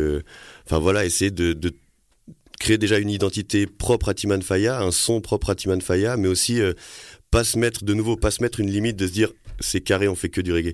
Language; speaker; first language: French; native; French